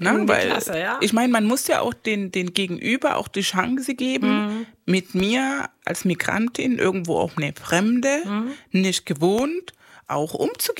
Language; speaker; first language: German; non-native, fluent; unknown